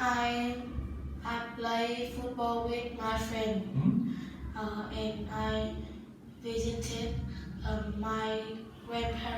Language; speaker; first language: English; non-native, learner; Vietnamese